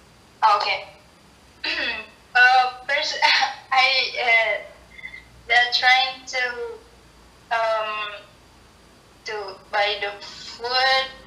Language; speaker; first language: English; non-native, learner; Indonesian